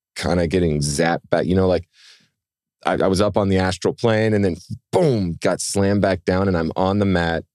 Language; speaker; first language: English; native; English